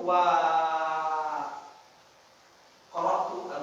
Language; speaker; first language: Arabic; non-native, learner; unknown